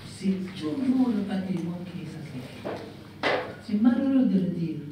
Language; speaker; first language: French; non-native, local second language; Arabic